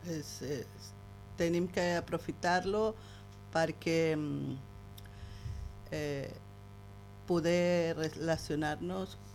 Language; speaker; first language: Catalan; non-native, learner; Spanish